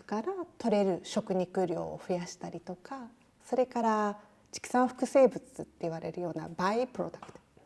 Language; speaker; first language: Japanese; native; Japanese